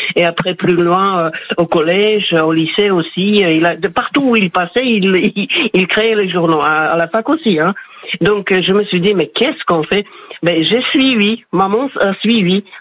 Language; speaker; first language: French; non-native, fluent; Slovak